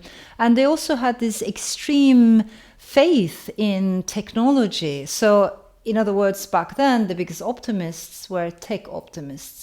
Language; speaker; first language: English; non-native, fluent; Turkish